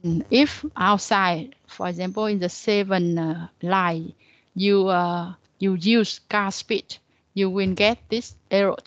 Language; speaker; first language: English; non-native, learner; Vietnamese